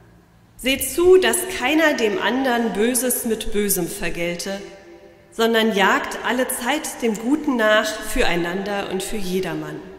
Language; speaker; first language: German; native; German